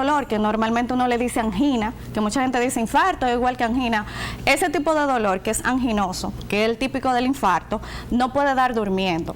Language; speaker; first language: Spanish; native; Spanish